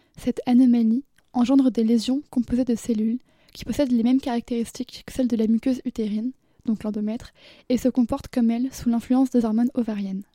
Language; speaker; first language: French; native; French